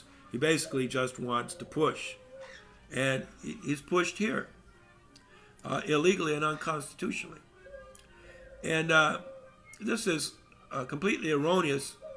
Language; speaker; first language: English; native; English